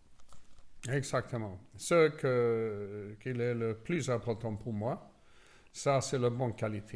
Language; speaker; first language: French; non-native, learner; Swedish